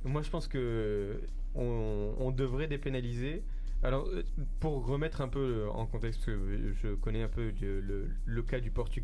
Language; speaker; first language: French; native; French